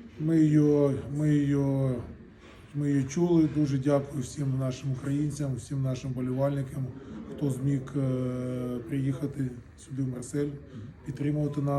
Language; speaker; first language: Ukrainian; non-native, local second language; Russian